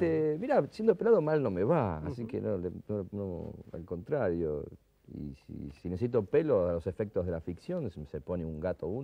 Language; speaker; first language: Spanish; native; Spanish